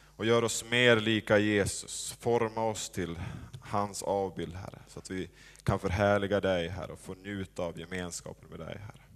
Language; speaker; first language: Swedish; native; Swedish